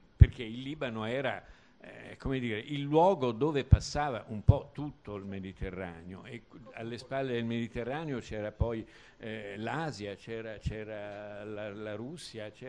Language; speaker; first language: Italian; native; Italian